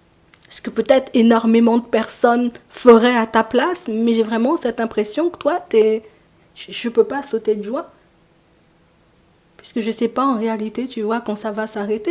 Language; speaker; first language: French; native; French